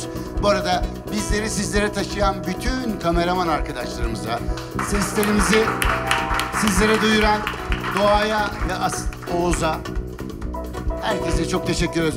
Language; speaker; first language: Turkish; native; Turkish